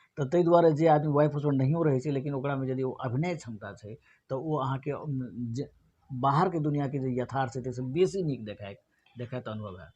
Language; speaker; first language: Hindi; non-native, local second language; Maithili